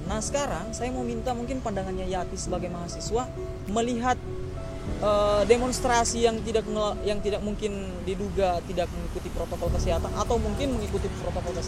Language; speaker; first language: Indonesian; native; Indonesian